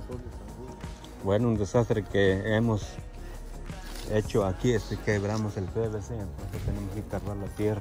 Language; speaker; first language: Spanish; native; Spanish